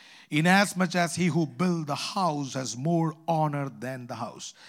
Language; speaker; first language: English; non-native, local second language; Malayalam